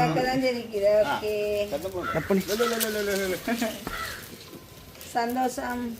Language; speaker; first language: Tamil; native; Tamil